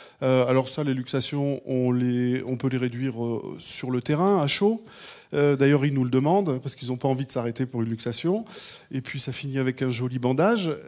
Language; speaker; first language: French; native; French